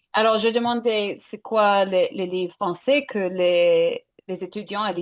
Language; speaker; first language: French; non-native, fluent; English